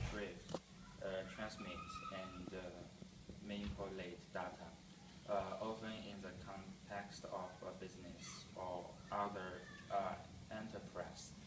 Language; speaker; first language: English; non-native, learner; Chinese